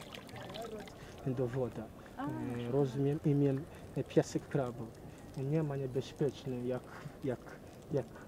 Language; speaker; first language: Polish; non-native, learner; Swahili